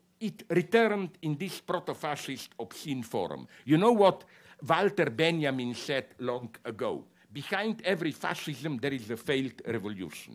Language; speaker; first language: English; non-native, fluent; Slovenian